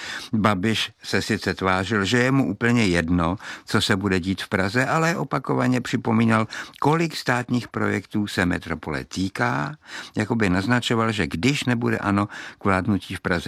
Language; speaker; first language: Czech; native; Czech